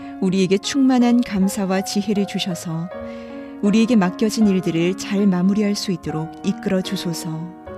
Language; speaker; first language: Korean; native; Korean